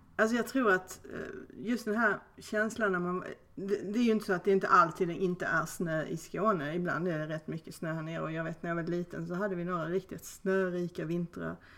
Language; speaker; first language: Swedish; native; Swedish